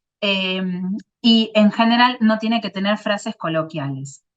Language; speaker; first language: Spanish; native; Spanish